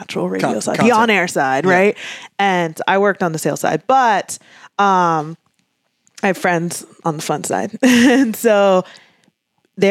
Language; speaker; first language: English; native; English